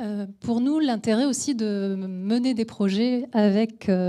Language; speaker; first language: French; native; French